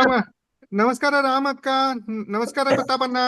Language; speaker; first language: Kannada; non-native, learner; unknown